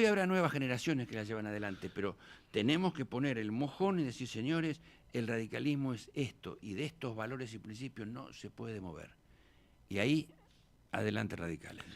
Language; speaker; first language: Spanish; native; Spanish